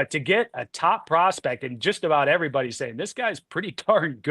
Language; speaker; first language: English; native; English